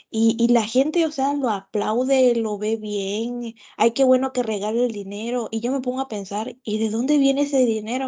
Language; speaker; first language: Spanish; native; Spanish